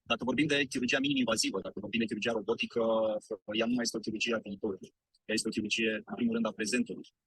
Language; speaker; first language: Romanian; native; Romanian